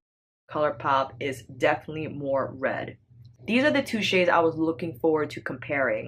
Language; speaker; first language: English; native; English